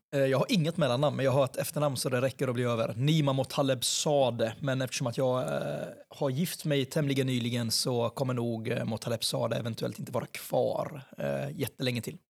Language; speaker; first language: Swedish; early bilingual, other home language; Persian